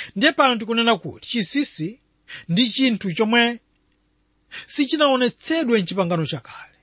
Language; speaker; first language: Nyanja; non-native, local second language; Tumbuka